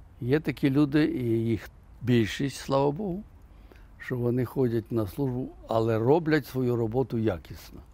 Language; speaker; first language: Ukrainian; native; Ukrainian